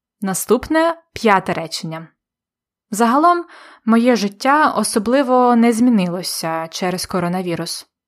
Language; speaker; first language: Ukrainian; native; Ukrainian